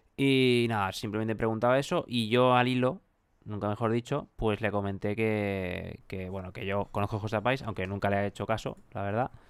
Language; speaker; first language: Spanish; native; Spanish